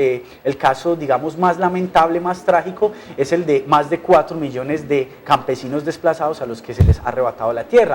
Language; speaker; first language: Spanish; native; Spanish